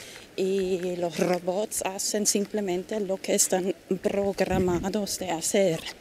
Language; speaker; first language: Spanish; non-native, fluent; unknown